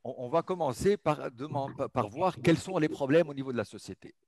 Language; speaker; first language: French; non-native, local second language; Arabic